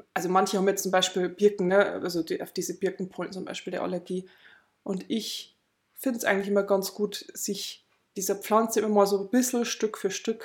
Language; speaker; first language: German; native; German